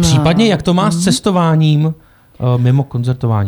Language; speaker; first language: Czech; native; Czech